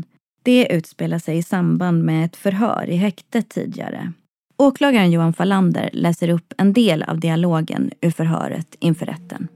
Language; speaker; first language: Swedish; native; Swedish